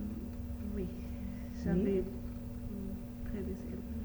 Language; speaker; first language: French; non-native, learner; Arabic